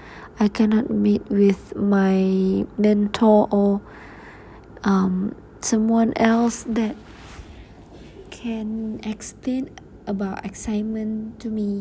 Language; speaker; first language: English; non-native, learner; Malay